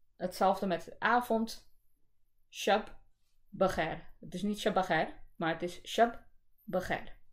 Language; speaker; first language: Dutch; early bilingual, other home language; Urdu